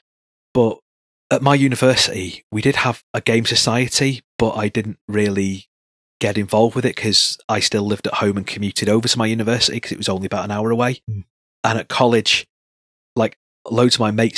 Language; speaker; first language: English; native; English